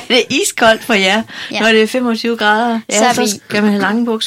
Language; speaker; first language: Danish; native; Danish